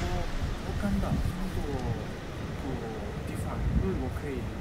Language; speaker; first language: Chinese; non-native, learner; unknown